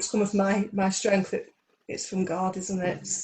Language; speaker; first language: English; native; English